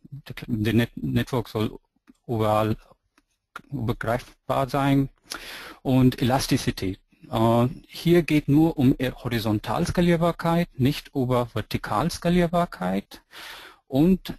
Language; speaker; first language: German; non-native, fluent; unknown